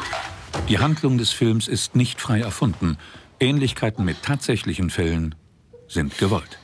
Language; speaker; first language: German; native; German